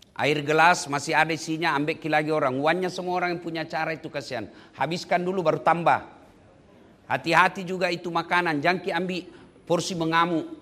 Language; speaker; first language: Indonesian; non-native, local second language; Buginese